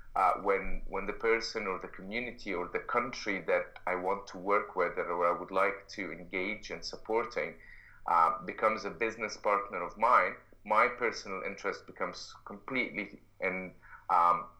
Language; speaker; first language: English; non-native, fluent; Arabic